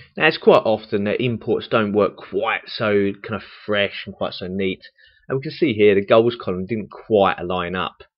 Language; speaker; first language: English; native; English